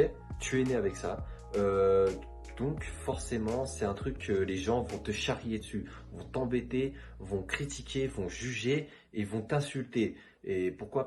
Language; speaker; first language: French; native; French